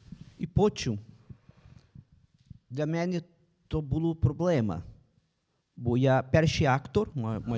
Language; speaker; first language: Ukrainian; early bilingual, heritage; Portuguese